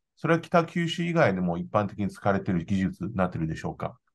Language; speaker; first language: Japanese; non-native, fluent; Chinese